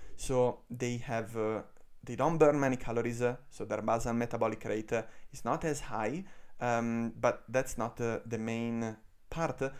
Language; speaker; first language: English; non-native, fluent; Italian